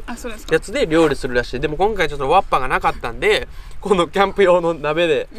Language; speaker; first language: Japanese; native; Japanese